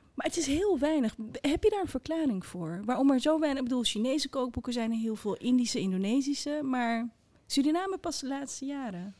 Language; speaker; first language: Dutch; early bilingual, other home language; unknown